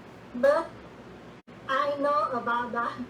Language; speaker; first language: English; non-native, learner; Vietnamese